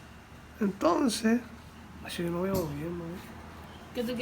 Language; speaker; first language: Spanish; early bilingual, heritage; Spanish